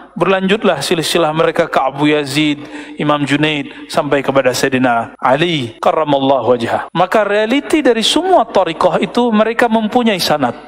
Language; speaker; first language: Malay; non-native, local second language; Minangkabau